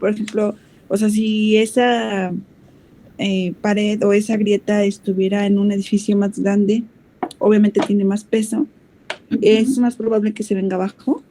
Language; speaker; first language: Spanish; native; Spanish